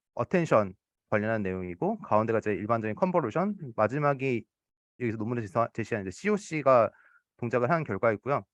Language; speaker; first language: Korean; native; Korean